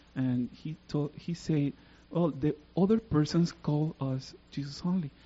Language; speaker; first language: English; non-native, fluent; Spanish